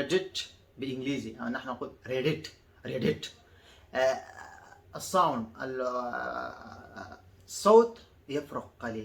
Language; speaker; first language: Arabic; non-native, fluent; Pashto